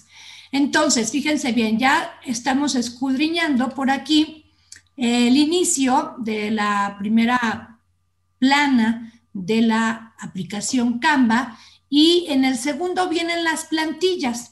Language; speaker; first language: Spanish; native; Spanish